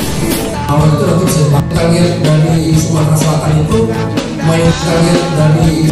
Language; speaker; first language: Indonesian; native; Indonesian